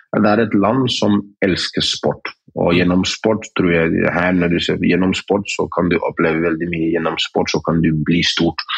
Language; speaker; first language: Norwegian; early bilingual, other home language; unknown